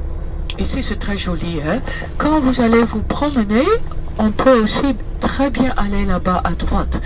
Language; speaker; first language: French; early bilingual, heritage; Dutch